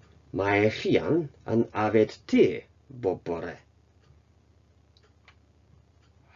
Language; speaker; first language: Welsh; non-native, fluent; Japanese